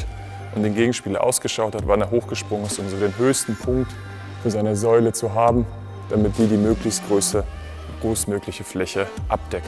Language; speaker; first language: German; native; German